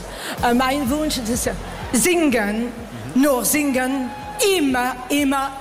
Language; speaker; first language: German; non-native, learner; French